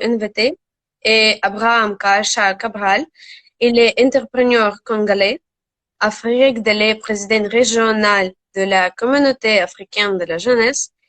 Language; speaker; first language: French; non-native, learner; Russian